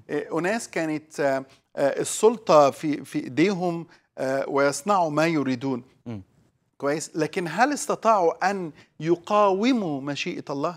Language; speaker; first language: Arabic; native; Arabic